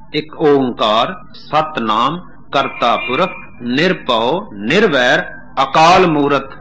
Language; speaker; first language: Hindi; non-native, local second language; Punjabi